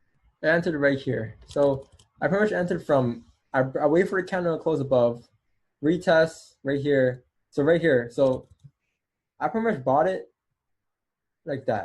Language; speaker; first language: English; native; English